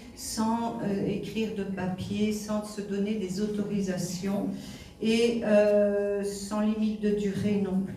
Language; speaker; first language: French; native; French